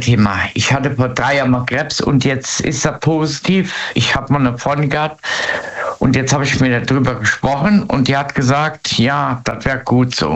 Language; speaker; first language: German; native; German